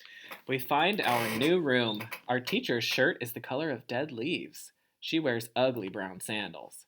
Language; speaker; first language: English; native; English